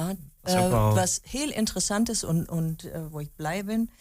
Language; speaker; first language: Dutch; non-native, learner; German